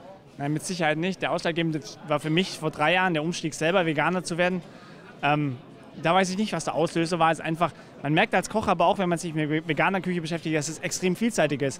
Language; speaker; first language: German; native; German